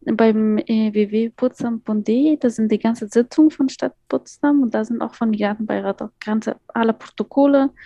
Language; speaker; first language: German; non-native, fluent; Persian